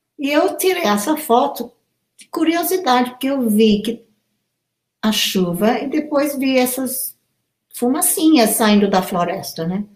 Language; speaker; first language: Portuguese; non-native, fluent; English